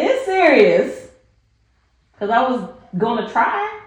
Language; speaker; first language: English; native; English